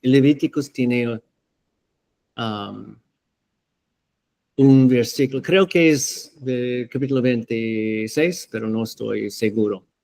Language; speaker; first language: Spanish; non-native, fluent; English